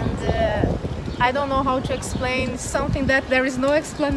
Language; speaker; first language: English; non-native, learner; Portuguese